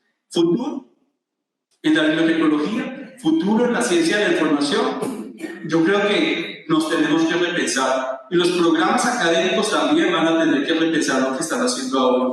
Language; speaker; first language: Spanish; native; Spanish